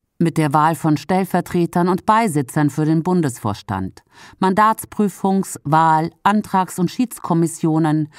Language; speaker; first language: German; native; German